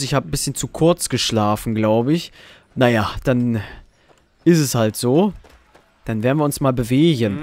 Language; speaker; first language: German; native; German